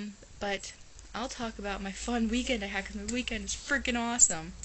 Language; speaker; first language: English; native; English